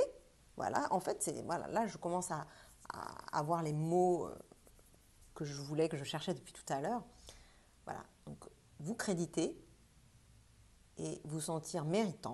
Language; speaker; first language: French; native; French